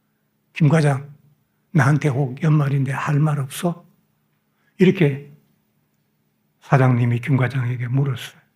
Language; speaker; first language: Korean; native; Korean